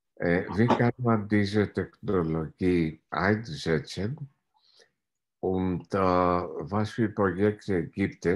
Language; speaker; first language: German; non-native, fluent; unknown